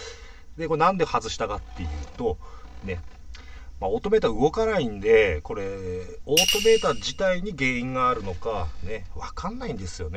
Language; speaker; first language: Japanese; native; Japanese